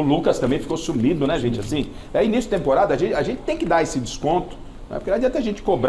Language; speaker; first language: Portuguese; native; Portuguese